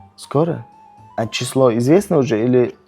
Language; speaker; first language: Russian; non-native, local second language; Tajik